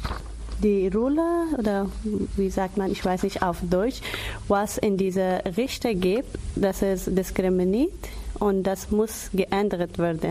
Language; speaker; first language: German; non-native, learner; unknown